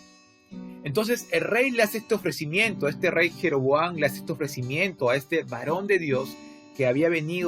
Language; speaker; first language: Spanish; native; Spanish